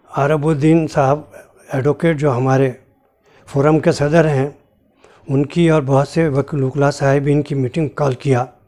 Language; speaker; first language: Hindi; non-native, local second language; Urdu